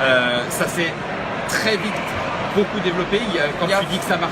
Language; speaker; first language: French; native; French